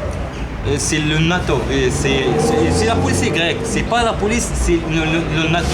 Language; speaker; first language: French; non-native, learner; Arabic